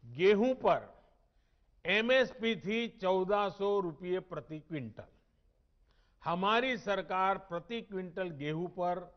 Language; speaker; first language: Hindi; non-native, local second language; Gujarati